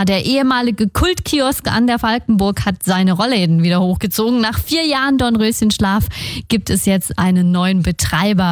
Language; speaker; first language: German; native; German